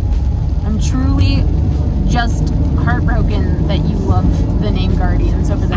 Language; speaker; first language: English; native; English